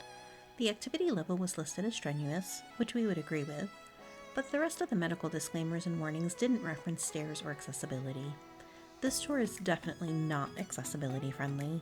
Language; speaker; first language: English; native; English